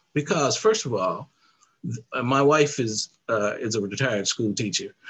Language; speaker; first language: English; native; English